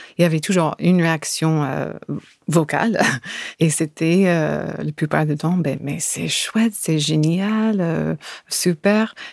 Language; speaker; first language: French; non-native, fluent; English